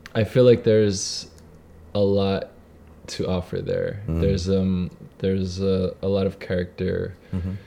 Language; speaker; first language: English; native; English